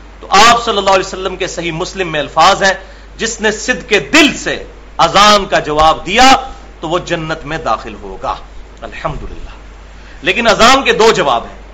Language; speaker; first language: Urdu; non-native, local second language; Punjabi